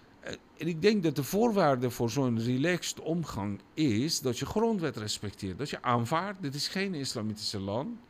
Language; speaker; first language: Dutch; non-native, fluent; Persian